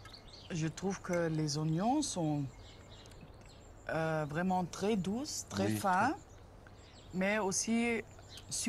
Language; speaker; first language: French; non-native, learner; German